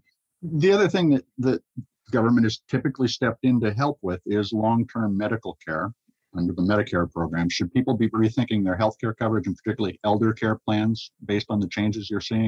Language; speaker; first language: English; native; English